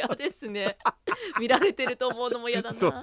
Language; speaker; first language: Japanese; native; Japanese